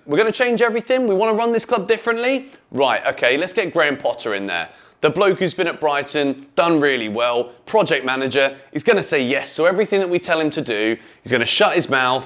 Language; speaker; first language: English; native; English